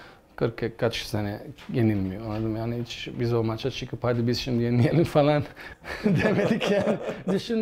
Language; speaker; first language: Turkish; non-native, fluent; Bosnian